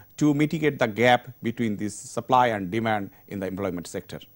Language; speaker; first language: English; non-native, local second language; Bangla